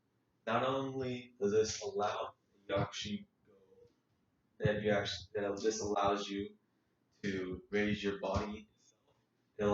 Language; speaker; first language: English; native; English